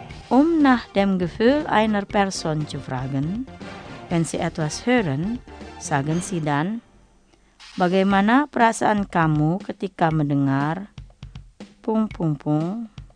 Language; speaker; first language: German; non-native, fluent; Indonesian